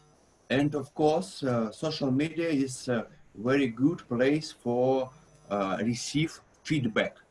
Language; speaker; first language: English; non-native, learner; Russian